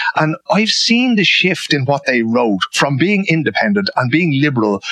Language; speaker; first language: English; native; English